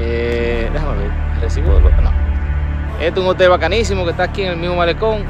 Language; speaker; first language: Spanish; native; Spanish